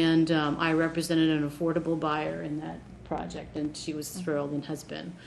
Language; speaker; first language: English; native; English